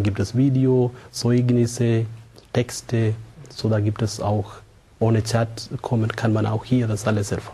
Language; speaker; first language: German; non-native, fluent; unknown